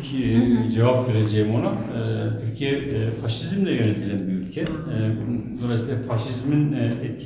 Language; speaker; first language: Turkish; native; Turkish